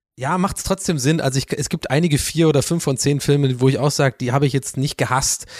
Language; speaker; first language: German; non-native, fluent; English